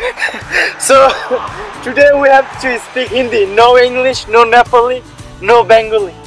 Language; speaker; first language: Hindi; non-native, learner; Bangla